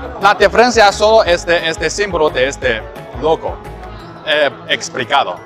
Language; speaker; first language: Spanish; non-native, learner; Chinese